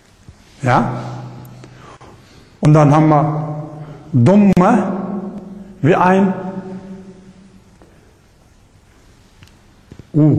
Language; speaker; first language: German; non-native, learner; Arabic